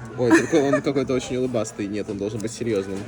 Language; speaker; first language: Russian; native; Russian